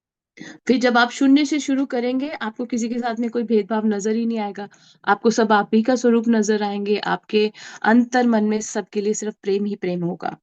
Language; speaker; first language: Hindi; native; Hindi